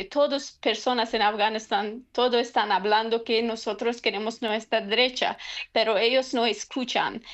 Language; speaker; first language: Spanish; non-native, learner; Persian